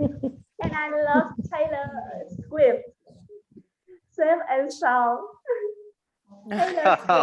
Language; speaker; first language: English; non-native, learner; Vietnamese